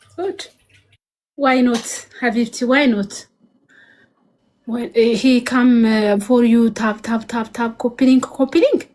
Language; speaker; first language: English; non-native, learner; Amharic